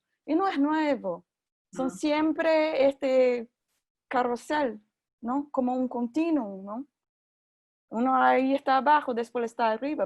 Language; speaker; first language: Spanish; non-native, fluent; Portuguese